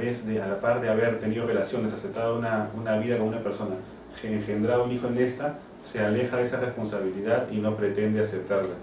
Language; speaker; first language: Spanish; native; Spanish